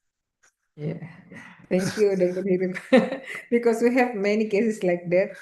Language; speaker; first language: English; non-native, fluent; Indonesian